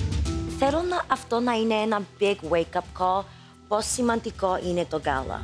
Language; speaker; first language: Greek; early bilingual, heritage; English